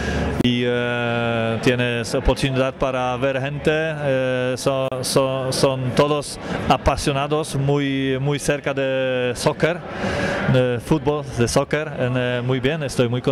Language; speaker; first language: Spanish; non-native, learner; Polish